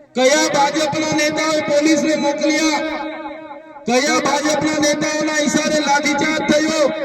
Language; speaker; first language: Gujarati; non-native, local second language; Vasavi